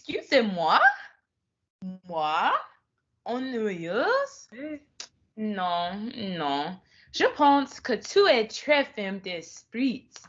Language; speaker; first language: French; non-native, learner; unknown